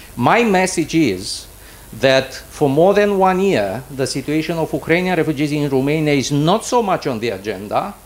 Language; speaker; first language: English; non-native, fluent; Romanian